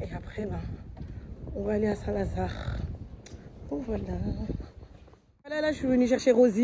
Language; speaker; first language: French; native; French